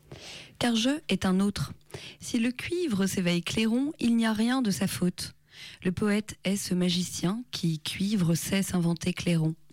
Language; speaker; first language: French; native; French